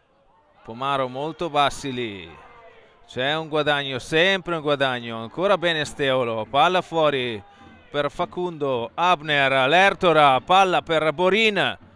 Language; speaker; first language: Italian; native; Italian